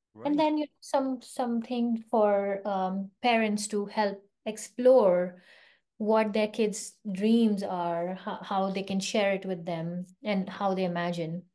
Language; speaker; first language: English; non-native, local second language; Hindi